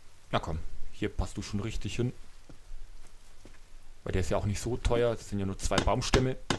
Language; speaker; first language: German; native; German